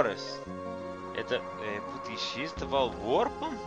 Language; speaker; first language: Russian; non-native, learner; English